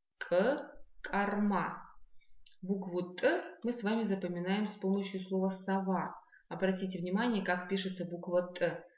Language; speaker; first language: Russian; non-native, local second language; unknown